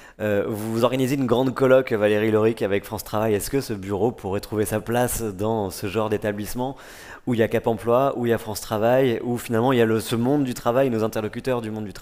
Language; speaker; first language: French; native; French